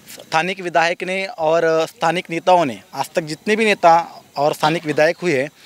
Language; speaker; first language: Hindi; non-native, local second language; Marathi